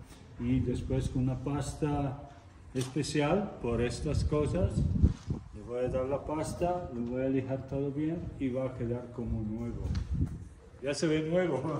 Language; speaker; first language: Spanish; non-native, fluent; Italian